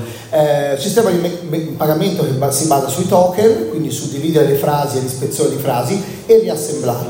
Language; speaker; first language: Italian; native; Italian